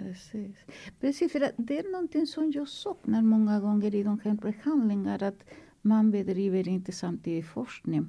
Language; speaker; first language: Swedish; non-native, fluent; Spanish